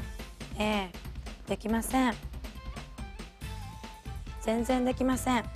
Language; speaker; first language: Japanese; non-native, learner; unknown